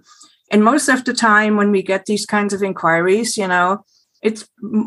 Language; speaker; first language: English; non-native, fluent; German